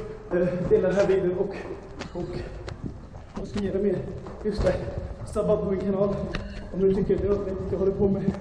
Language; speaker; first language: Swedish; early bilingual, other home language; Nepali